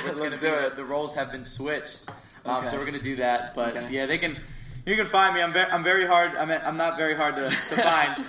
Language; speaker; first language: English; native; English